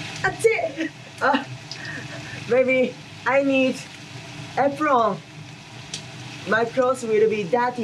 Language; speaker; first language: English; non-native, learner; Japanese